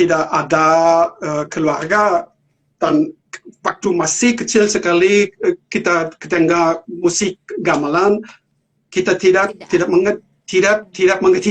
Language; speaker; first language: Indonesian; non-native, learner; German